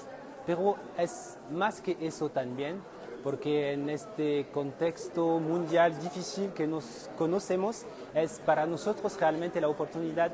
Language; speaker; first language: Spanish; non-native, fluent; French